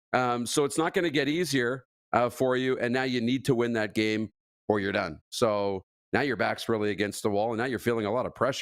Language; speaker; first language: English; native; English